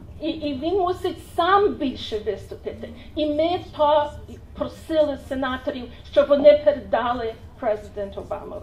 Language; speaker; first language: Ukrainian; early bilingual, heritage; Ukrainian